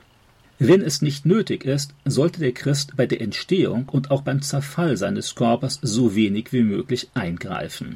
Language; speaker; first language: German; native; German